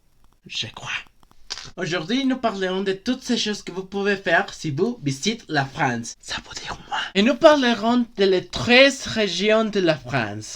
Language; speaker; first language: French; non-native, learner; Spanish